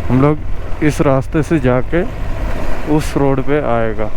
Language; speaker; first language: Hindi; non-native, local second language; Malayalam